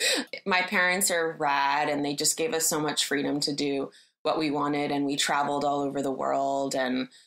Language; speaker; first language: English; native; English